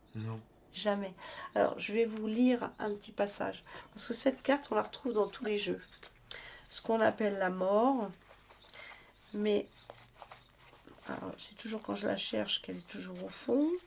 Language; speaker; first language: French; native; French